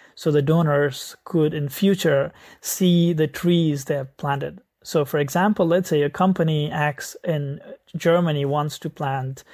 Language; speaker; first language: English; non-native, local second language; Nepali